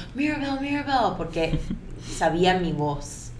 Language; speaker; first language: Spanish; early bilingual, heritage; Spanish